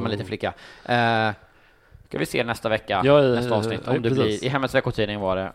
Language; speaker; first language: Swedish; native; Swedish